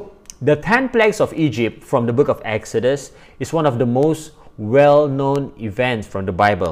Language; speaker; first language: English; non-native, local second language; Malay